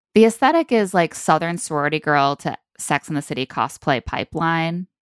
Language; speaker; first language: English; native; English